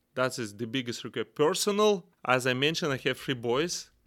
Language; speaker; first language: English; non-native, learner; Kazakh